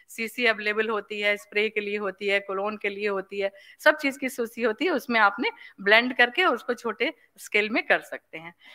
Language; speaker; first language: Hindi; native; Hindi